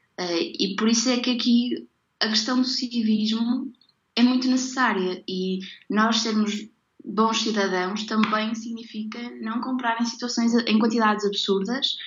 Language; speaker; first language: Portuguese; native; Portuguese